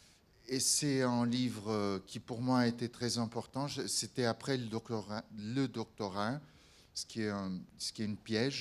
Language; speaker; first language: French; non-native, fluent; Portuguese